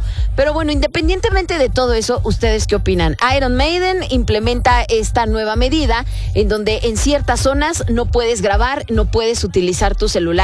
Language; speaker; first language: Spanish; native; Spanish